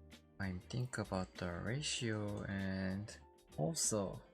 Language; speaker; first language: English; non-native, learner; Korean